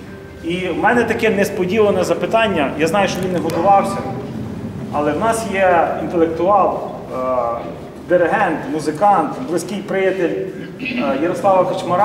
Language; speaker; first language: Ukrainian; native; Ukrainian